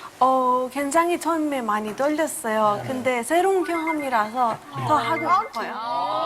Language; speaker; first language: Korean; non-native, fluent; Persian